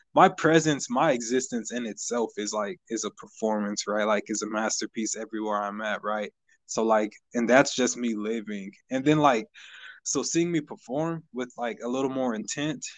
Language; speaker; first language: English; native; English